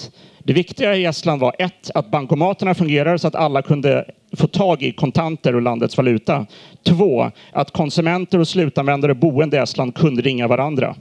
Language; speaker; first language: Swedish; native; Swedish